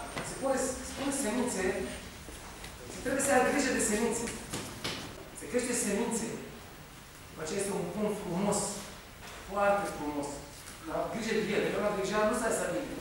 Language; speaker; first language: Romanian; non-native, learner; Hebrew